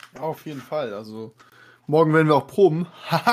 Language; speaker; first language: German; native; German